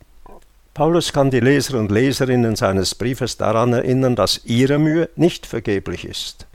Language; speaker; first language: German; native; German